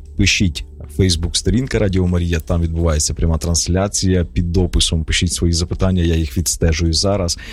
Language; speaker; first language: Ukrainian; native; Ukrainian